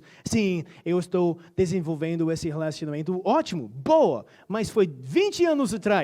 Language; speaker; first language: Portuguese; non-native, fluent; English